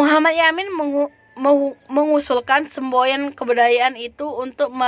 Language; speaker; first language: Indonesian; native; Indonesian